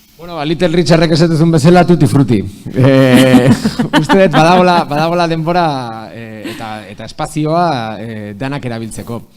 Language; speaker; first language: Basque; native; Basque